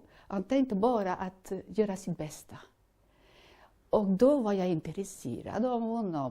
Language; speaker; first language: Swedish; non-native, fluent; French